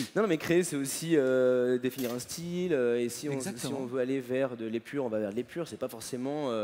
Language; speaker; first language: French; native; French